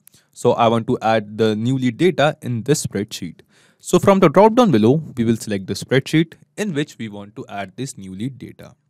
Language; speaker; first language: English; non-native, local second language; Hindi